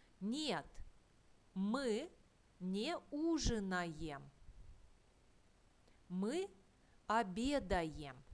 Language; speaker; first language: Russian; non-native, fluent; Turkish